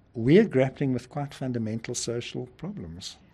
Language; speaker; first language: English; native; English